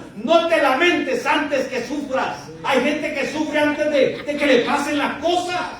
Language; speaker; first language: Spanish; native; Spanish